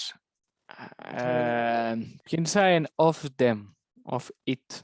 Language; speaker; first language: Spanish; non-native, fluent; French